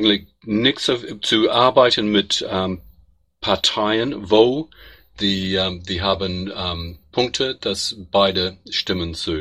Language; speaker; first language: German; non-native, learner; English